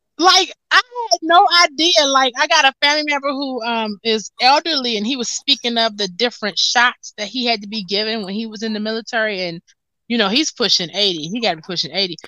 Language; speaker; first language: English; native; English